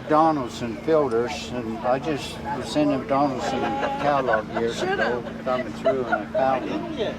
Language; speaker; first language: English; native; English